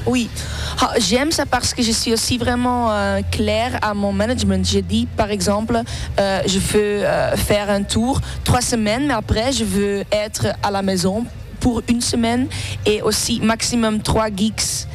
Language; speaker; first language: French; non-native, learner; Dutch